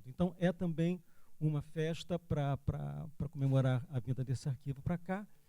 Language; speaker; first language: Portuguese; native; Portuguese